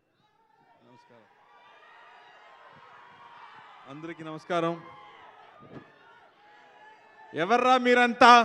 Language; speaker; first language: Telugu; non-native, local second language; Tamil